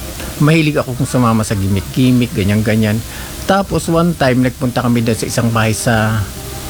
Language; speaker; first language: Filipino; native; Filipino